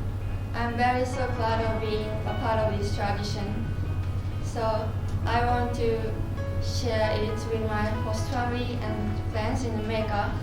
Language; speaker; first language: English; non-native, learner; Japanese